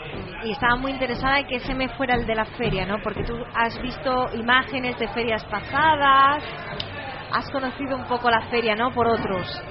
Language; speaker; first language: Spanish; native; Spanish